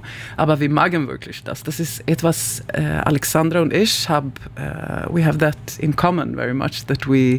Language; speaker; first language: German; non-native, learner; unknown